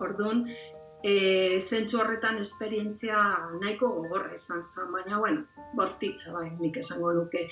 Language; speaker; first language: Basque; non-native, local second language; Spanish